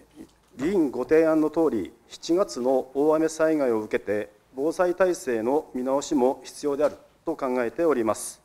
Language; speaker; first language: Japanese; native; Japanese